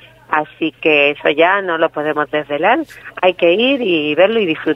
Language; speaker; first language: Spanish; native; Spanish